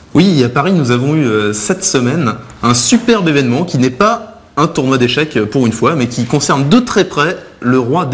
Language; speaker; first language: French; native; French